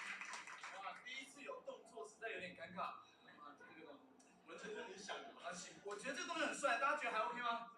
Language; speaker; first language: Chinese; native; Chinese